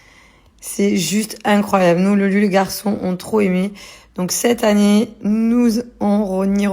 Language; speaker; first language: French; native; French